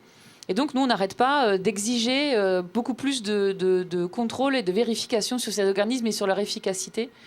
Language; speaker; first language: French; native; French